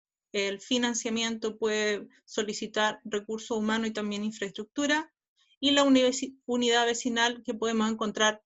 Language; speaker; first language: Spanish; native; Spanish